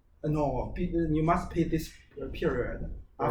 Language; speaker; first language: English; non-native, learner; Chinese